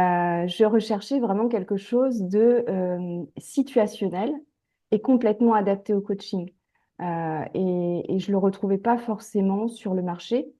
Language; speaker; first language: French; native; French